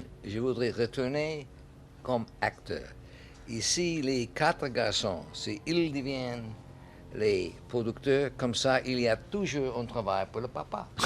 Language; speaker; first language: French; non-native, learner; English